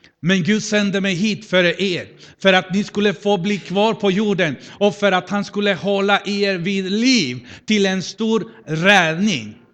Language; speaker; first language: Swedish; non-native, fluent; Spanish